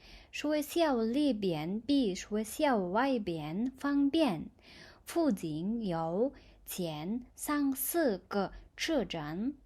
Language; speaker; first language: Chinese; non-native, fluent; Mongolian